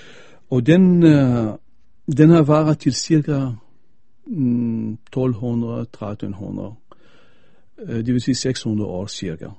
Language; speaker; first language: Danish; non-native, fluent; Arabic